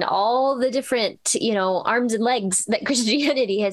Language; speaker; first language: English; native; English